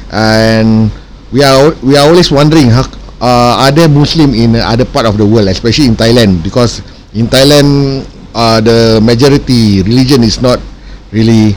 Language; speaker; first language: English; non-native, local second language; Malay